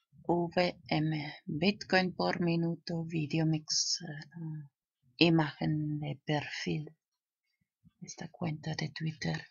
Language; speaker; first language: Spanish; non-native, fluent; German